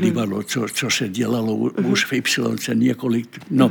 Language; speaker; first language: Czech; non-native, fluent; Finnish